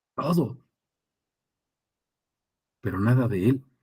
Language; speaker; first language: Spanish; native; Spanish